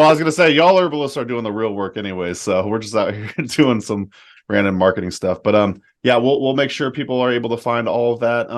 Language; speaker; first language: English; native; English